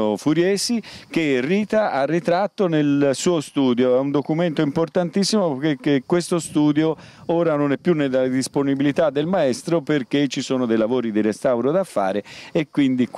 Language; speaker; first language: Italian; native; Italian